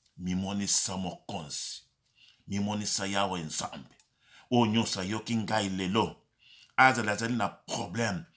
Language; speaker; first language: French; non-native, local second language; Lingala